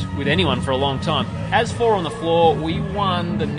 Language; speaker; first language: English; native; English